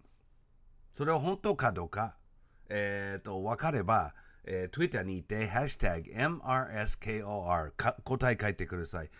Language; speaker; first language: Japanese; non-native, fluent; English